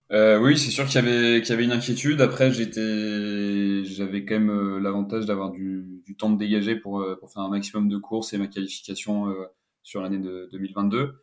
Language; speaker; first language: French; native; French